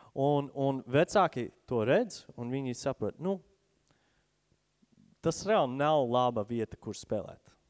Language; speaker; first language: Latvian; non-native, fluent; English